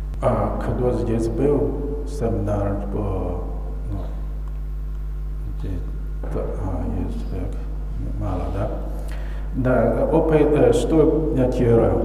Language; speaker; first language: Russian; non-native, learner; Chinese